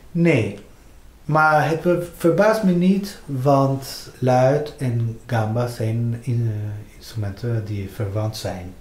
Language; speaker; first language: Dutch; non-native, fluent; Spanish